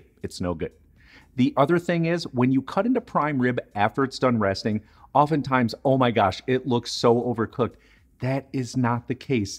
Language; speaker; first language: English; native; English